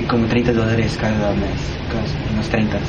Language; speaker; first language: Spanish; early bilingual, heritage; Spanish